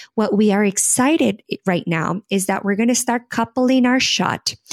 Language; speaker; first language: English; non-native, fluent; Spanish